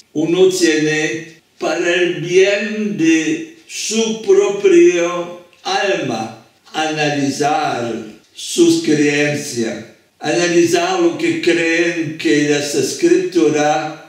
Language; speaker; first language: Spanish; non-native, fluent; French